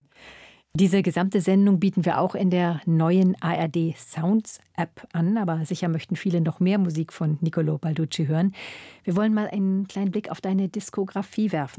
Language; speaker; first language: German; native; German